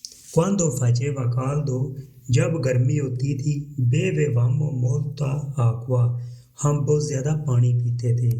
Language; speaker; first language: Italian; non-native, learner; Urdu